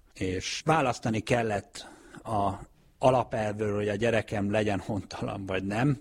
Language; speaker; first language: Hungarian; early bilingual, heritage; Hungarian